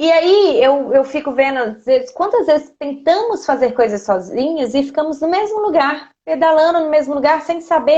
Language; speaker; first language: Portuguese; native; Portuguese